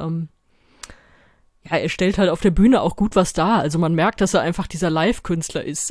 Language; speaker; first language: German; native; German